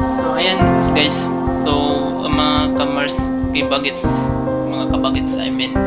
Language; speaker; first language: Filipino; non-native, local second language; Cebuano